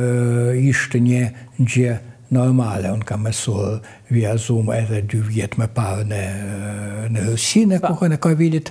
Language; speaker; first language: Albanian; non-native, fluent; Russian